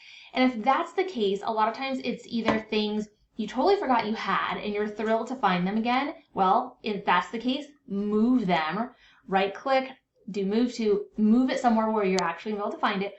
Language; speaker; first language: English; native; English